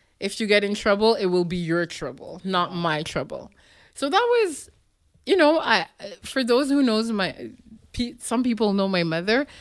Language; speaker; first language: English; non-native, local second language; French